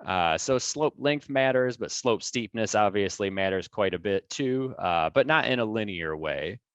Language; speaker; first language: English; native; English